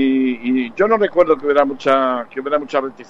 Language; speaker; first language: Spanish; native; Spanish